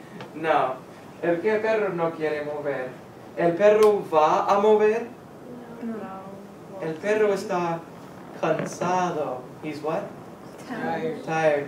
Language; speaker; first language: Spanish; non-native, fluent; English